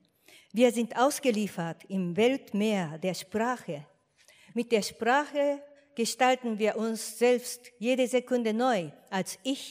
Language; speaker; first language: German; non-native, fluent; Japanese